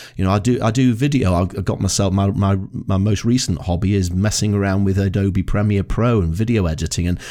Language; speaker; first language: English; native; English